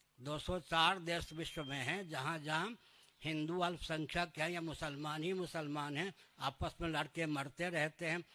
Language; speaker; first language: Hindi; native; Hindi